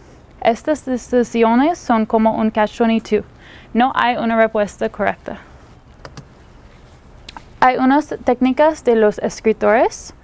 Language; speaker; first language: Spanish; non-native, learner; English